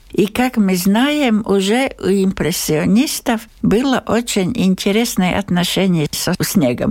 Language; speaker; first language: Russian; native; Russian